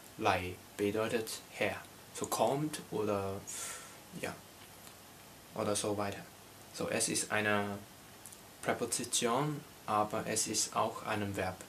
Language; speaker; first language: German; non-native, learner; Cantonese